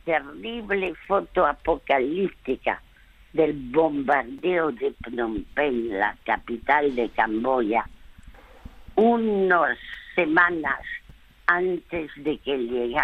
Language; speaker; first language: Spanish; early bilingual, other home language; French